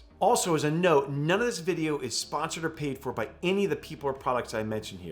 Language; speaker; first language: English; native; English